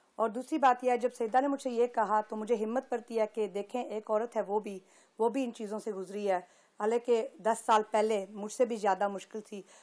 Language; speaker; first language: Urdu; early bilingual, heritage; Urdu